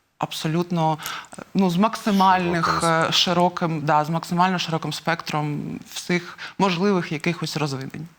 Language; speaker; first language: Ukrainian; non-native, local second language; Russian